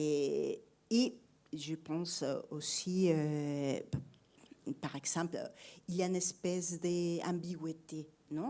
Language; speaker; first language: French; non-native, fluent; Spanish